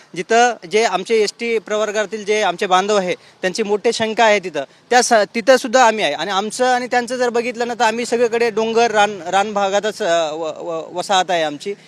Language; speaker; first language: Marathi; non-native, local second language; Lambadi